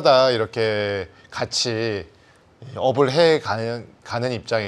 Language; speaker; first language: Korean; native; Korean